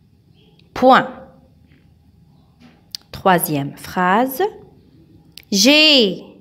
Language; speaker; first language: French; non-native, local second language; Arabic